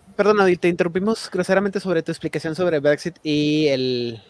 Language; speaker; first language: Spanish; native; Spanish